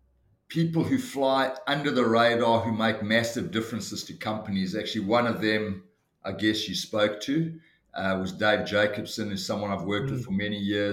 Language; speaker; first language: English; native; English